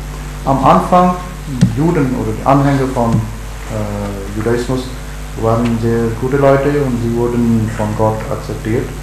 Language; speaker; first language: German; non-native, learner; Urdu